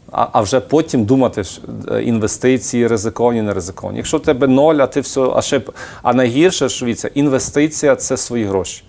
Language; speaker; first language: Ukrainian; native; Ukrainian